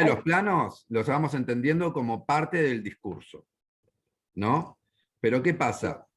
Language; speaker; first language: Spanish; native; Spanish